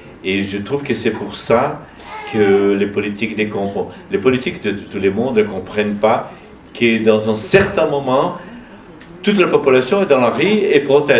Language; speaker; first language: French; non-native, fluent; Portuguese